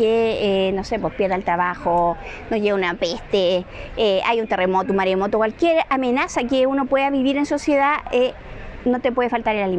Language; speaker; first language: Spanish; native; Spanish